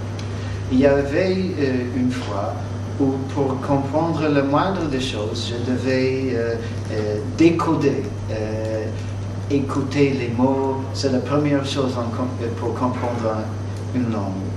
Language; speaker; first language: French; non-native, fluent; English